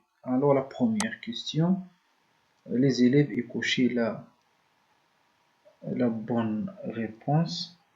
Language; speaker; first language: French; non-native, learner; Arabic